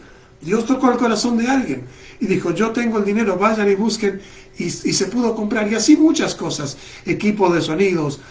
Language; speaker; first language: Spanish; native; Spanish